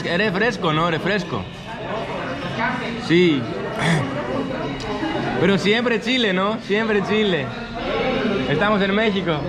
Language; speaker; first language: Spanish; non-native, learner; Greek